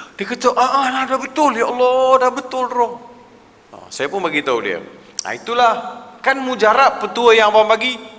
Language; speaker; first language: Malay; non-native, local second language; Tamil